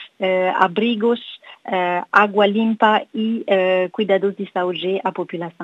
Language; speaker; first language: Portuguese; non-native, learner; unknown